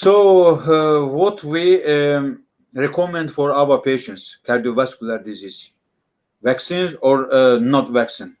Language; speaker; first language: English; non-native, learner; Russian